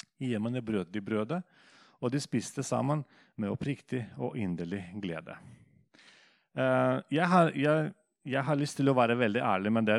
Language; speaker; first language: Norwegian; non-native, fluent; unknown